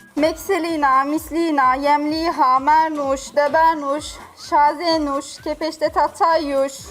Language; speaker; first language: Turkish; native; Turkish